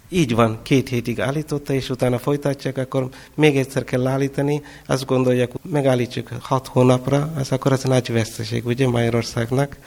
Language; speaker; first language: Hungarian; non-native, fluent; Kannada